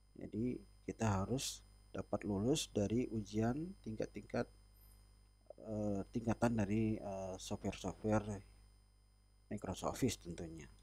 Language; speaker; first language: Indonesian; native; Indonesian